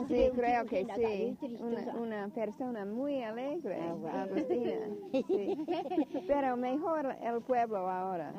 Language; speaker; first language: Spanish; non-native, learner; English